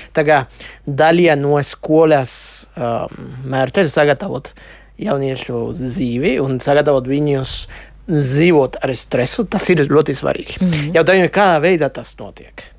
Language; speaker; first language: Latvian; non-native, local second language; Russian